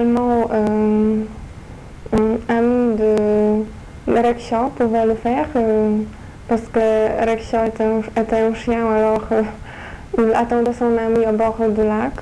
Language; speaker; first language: French; non-native, fluent; Polish